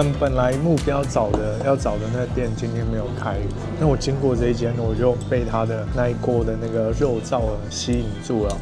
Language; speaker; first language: Chinese; native; Chinese